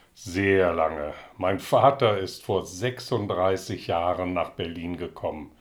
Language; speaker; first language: German; early bilingual, other home language; Dutch